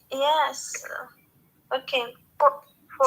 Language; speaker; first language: English; non-native, learner; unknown